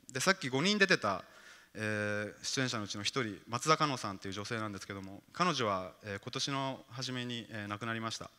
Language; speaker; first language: Japanese; native; Japanese